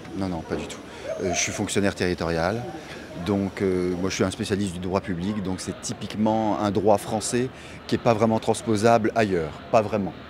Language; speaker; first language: French; native; French